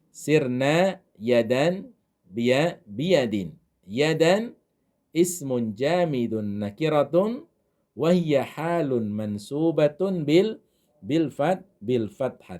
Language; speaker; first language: Arabic; non-native, fluent; Indonesian